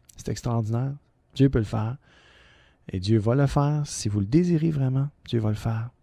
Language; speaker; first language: French; native; French